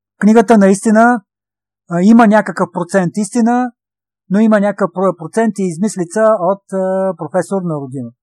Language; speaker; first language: Bulgarian; native; Bulgarian